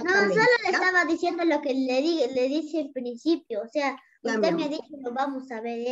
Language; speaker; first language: Spanish; native; Spanish